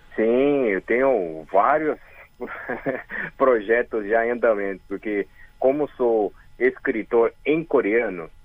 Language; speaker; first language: Portuguese; early bilingual, other home language; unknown